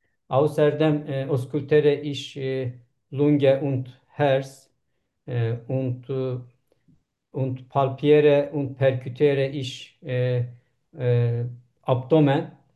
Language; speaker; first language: German; non-native, learner; Turkish